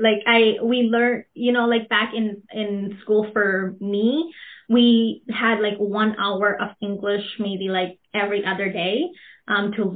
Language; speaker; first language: English; non-native, local second language; Filipino